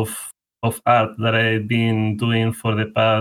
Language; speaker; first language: English; non-native, fluent; Spanish